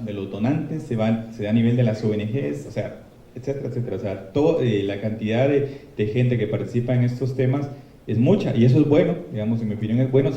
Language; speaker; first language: Spanish; native; Spanish